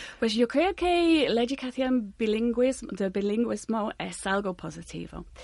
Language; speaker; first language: Spanish; non-native, fluent; English